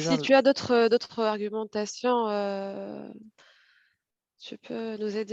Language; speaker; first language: French; non-native, fluent; Arabic